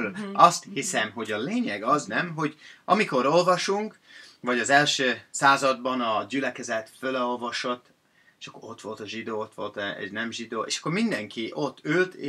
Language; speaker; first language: Hungarian; non-native, fluent; English